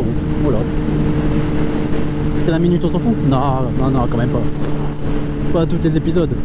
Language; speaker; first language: French; native; French